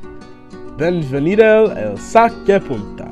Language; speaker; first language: Spanish; non-native, learner; English